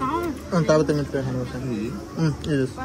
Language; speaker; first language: Japanese; non-native, learner; Nepali